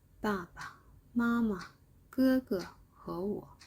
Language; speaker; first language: Chinese; non-native, fluent; Korean